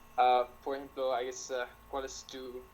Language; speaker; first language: Spanish; non-native, learner; English